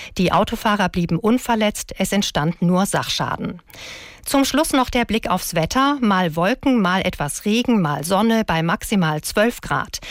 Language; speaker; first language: German; native; German